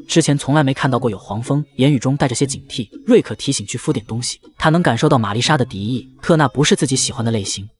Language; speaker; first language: Chinese; native; Chinese